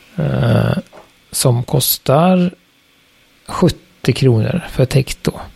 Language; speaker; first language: Swedish; native; Swedish